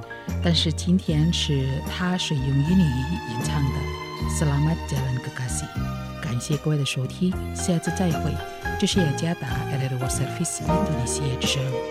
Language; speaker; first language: Chinese; non-native, fluent; Indonesian